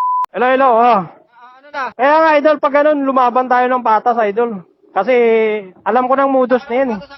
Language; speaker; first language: Filipino; native; Filipino